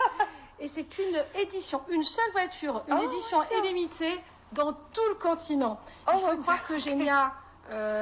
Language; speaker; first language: French; native; French